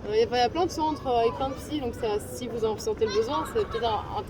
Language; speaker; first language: French; native; French